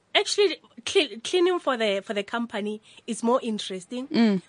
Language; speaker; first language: English; non-native, local second language; Northern Sotho